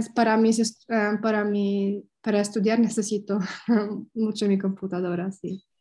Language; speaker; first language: Spanish; non-native, learner; Polish